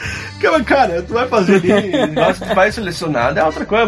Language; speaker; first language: Portuguese; native; Portuguese